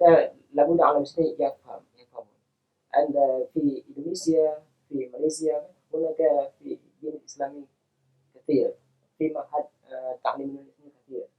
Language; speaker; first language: Arabic; non-native, fluent; Indonesian